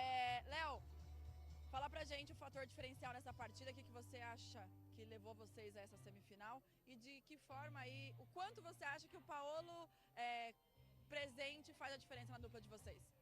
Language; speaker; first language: Portuguese; native; Portuguese